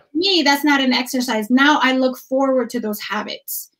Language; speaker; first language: English; non-native, fluent; Amharic